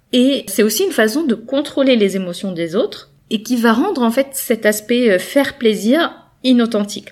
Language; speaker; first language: French; native; French